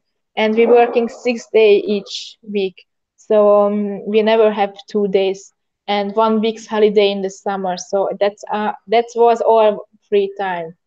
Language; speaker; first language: English; non-native, learner; Hungarian